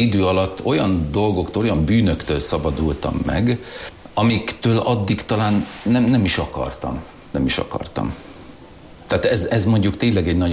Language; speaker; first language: Hungarian; non-native, local second language; German